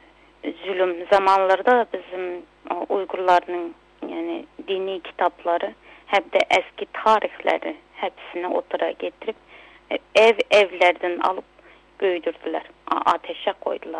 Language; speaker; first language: Turkish; non-native, local second language; Uyghur